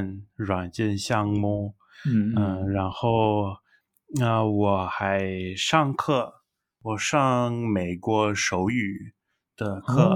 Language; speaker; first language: Chinese; non-native, learner; English